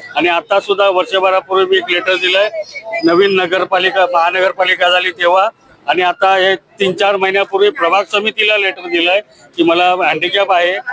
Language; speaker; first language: Marathi; native; Marathi